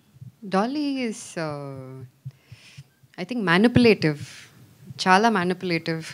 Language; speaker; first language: Telugu; non-native, fluent; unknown